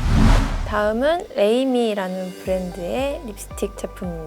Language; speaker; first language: Korean; native; Korean